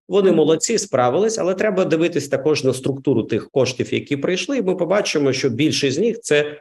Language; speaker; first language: Ukrainian; non-native, local second language; Russian